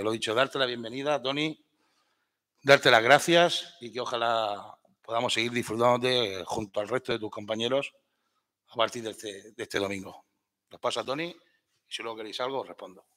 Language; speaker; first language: Spanish; native; Spanish